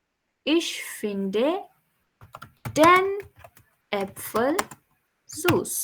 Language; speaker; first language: German; non-native, fluent; Urdu